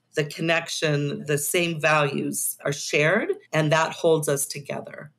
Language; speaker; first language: English; native; English